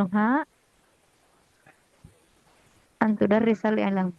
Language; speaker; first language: Arabic; non-native, learner; Indonesian